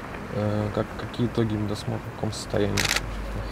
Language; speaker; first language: Russian; native; Russian